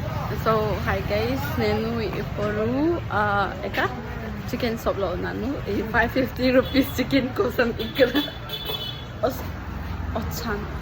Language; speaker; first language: Telugu; non-native, learner; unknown